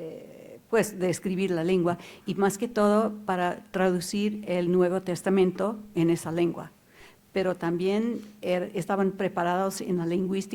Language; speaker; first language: Spanish; non-native, local second language; English